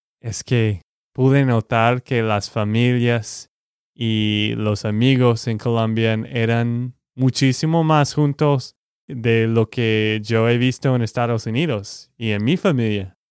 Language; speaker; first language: Spanish; non-native, learner; English